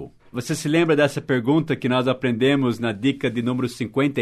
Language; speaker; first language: Portuguese; non-native, fluent; English